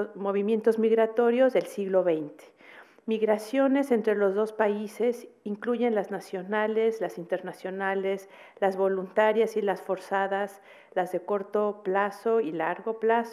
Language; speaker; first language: Spanish; native; Spanish